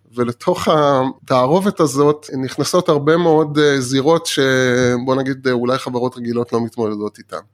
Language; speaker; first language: Hebrew; early bilingual, other home language; Persian